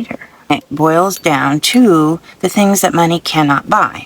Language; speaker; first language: English; native; English